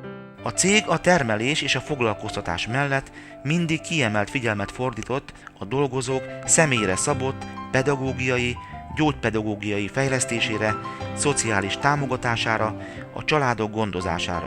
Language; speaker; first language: Hungarian; native; Hungarian